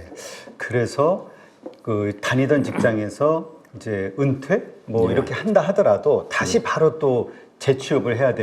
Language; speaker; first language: Korean; native; Korean